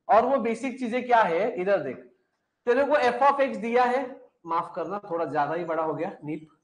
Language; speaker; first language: Hindi; non-native, local second language; Marathi